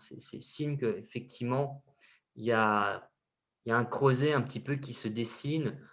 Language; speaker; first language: French; native; French